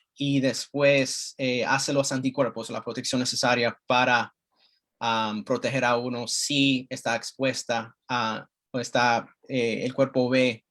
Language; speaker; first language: Spanish; early bilingual, heritage; Spanish